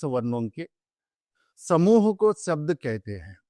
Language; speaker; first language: Hindi; non-native, local second language; Telugu